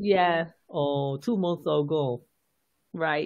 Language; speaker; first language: English; non-native, learner; Korean